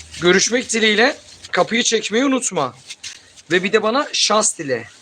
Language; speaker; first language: Turkish; native; Turkish